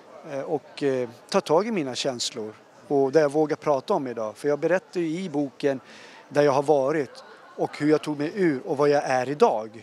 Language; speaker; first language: Swedish; early bilingual, other home language; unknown